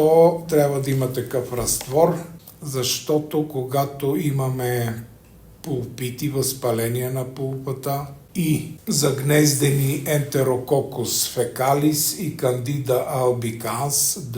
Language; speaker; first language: Bulgarian; native; Bulgarian